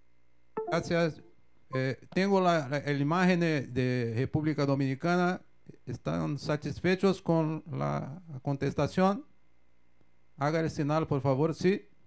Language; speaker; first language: Spanish; non-native, fluent; Portuguese